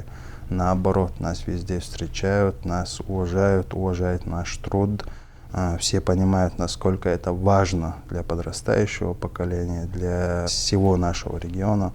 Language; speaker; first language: Russian; non-native, local second language; Chechen